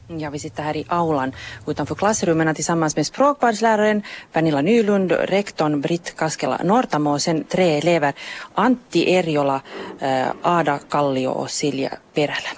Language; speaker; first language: Swedish; native; Swedish